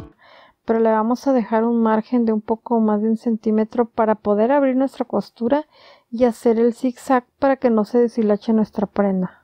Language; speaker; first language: Spanish; native; Spanish